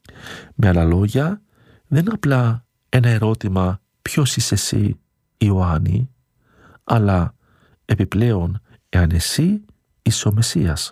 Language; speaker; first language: Greek; native; Greek